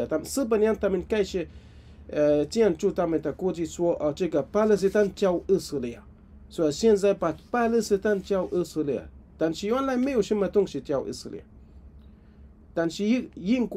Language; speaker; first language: Chinese; non-native, fluent; Arabic